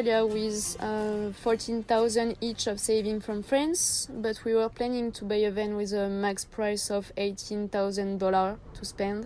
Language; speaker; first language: English; non-native, learner; French